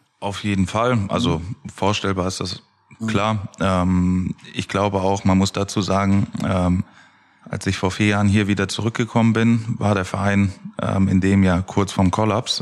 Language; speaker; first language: German; native; German